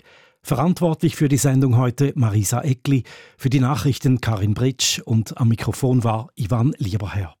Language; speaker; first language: German; native; German